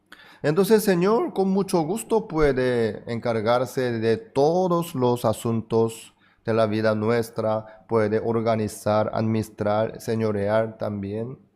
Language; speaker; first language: Spanish; non-native, fluent; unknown